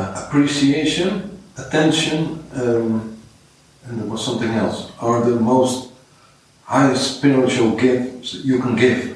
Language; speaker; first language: English; non-native, fluent; Dutch